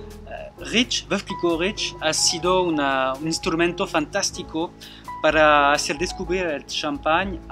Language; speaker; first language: Spanish; non-native, fluent; French